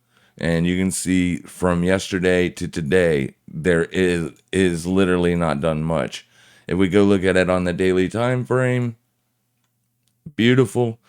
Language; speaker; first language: English; native; English